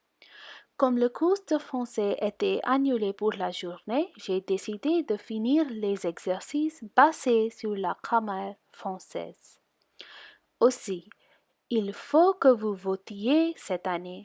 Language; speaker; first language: French; non-native, learner; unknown